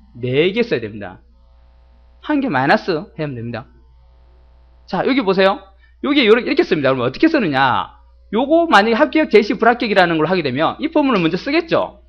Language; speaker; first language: Korean; native; Korean